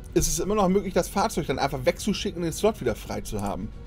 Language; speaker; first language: German; native; German